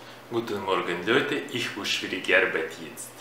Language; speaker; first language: German; non-native, learner; Russian